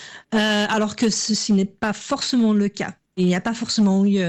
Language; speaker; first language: French; non-native, fluent; English